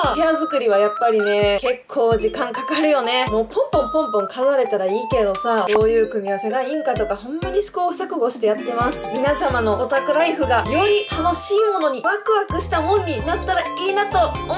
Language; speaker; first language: Japanese; native; Japanese